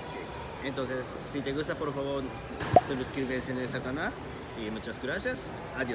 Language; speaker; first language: Spanish; non-native, learner; Japanese